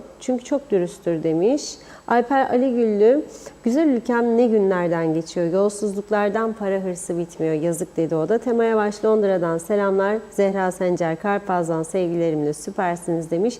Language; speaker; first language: Turkish; native; Turkish